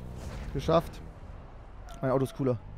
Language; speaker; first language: German; native; German